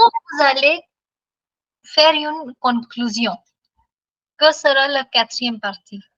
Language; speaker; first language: French; non-native, fluent; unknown